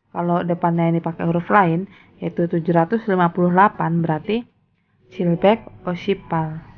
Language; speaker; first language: Indonesian; native; Indonesian